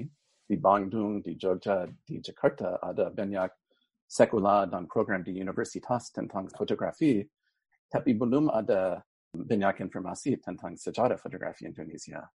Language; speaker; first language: Indonesian; non-native, fluent; English